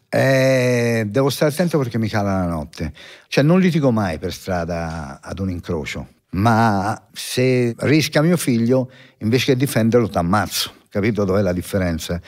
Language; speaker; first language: Italian; native; Italian